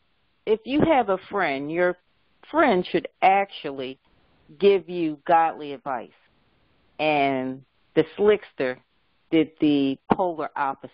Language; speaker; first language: English; native; English